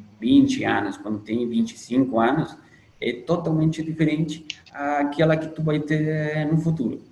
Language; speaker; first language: Portuguese; non-native, fluent; Spanish